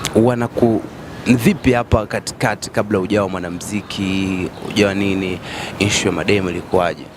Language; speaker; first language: Swahili; native; Swahili